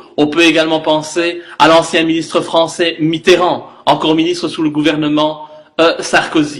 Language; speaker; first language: French; native; French